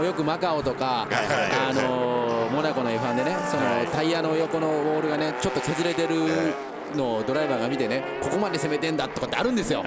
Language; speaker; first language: Japanese; native; Japanese